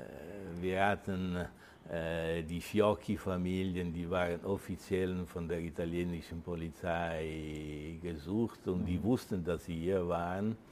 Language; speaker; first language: German; early bilingual, heritage; Italian